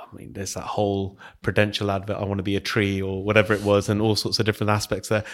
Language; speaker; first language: English; native; English